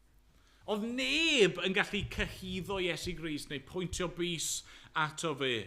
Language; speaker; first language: Welsh; native; Welsh